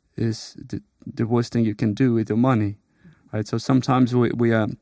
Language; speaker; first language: English; non-native, fluent; Portuguese